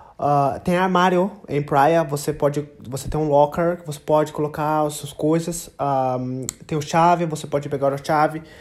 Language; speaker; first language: Portuguese; non-native, learner; English